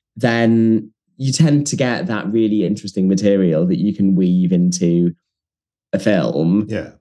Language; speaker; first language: English; native; English